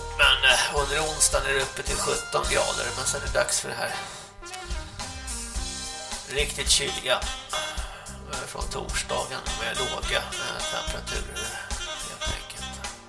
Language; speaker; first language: Swedish; native; Swedish